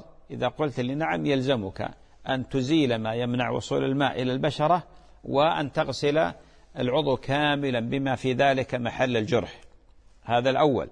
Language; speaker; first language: Arabic; native; Arabic